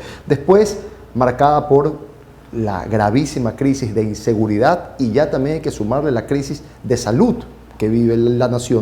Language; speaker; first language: Spanish; native; Spanish